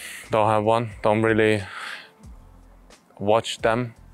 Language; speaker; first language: English; non-native, fluent; Hungarian